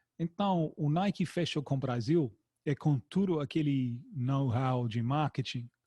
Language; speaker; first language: Portuguese; non-native, fluent; English